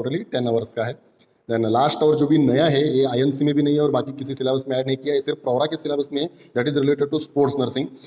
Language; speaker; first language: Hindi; non-native, local second language; Marathi